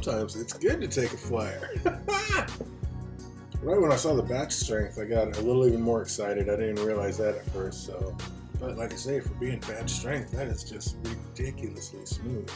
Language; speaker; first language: English; native; English